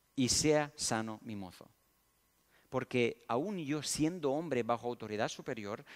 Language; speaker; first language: Spanish; early bilingual, other home language; Romanian